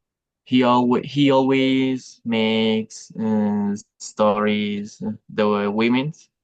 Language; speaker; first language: English; non-native, learner; Spanish